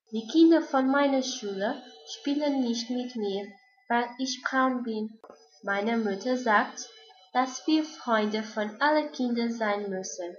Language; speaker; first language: German; non-native, learner; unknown